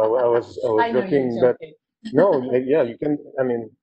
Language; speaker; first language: English; non-native, fluent; French